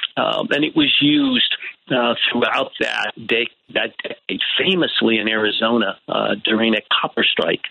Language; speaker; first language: English; native; English